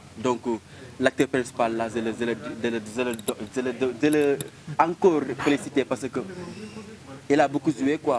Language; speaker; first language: French; non-native, local second language; Wolof